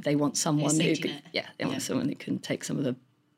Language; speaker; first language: English; native; English